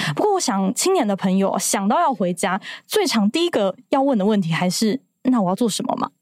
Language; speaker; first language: Chinese; native; Chinese